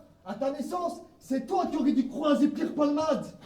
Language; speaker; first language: French; native; French